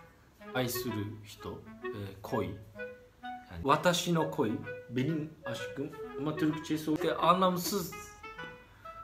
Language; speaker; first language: Turkish; non-native, fluent; Japanese